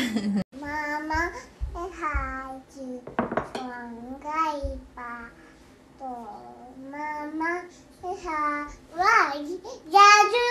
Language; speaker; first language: Chinese; early bilingual, heritage; Chinese